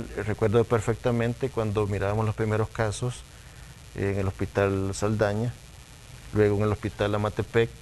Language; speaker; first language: Spanish; native; Spanish